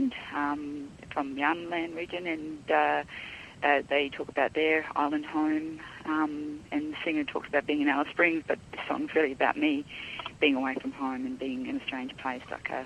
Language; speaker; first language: English; native; English